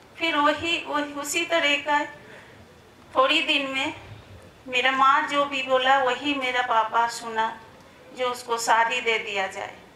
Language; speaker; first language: Hindi; non-native, local second language; Bangla